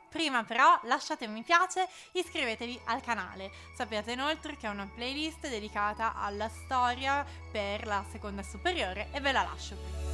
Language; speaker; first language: Italian; native; Italian